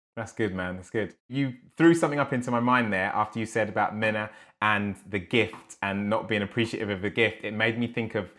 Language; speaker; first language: English; native; English